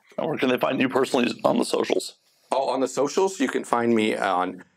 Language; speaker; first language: English; native; English